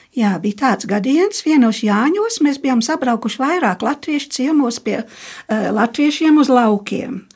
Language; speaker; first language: Latvian; early bilingual, heritage; Latvian